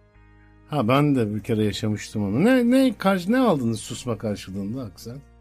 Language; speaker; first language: Turkish; native; Turkish